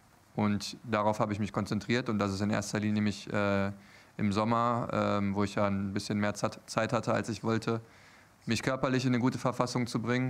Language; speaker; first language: German; native; German